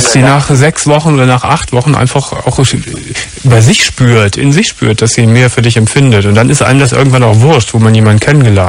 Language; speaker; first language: German; native; German